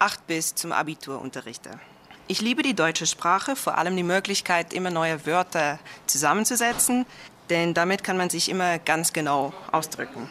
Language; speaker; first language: German; non-native, fluent; Afrikaans